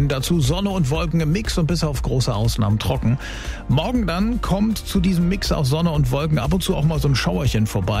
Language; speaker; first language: German; native; German